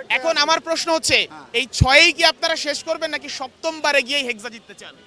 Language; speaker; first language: Bangla; native; Bangla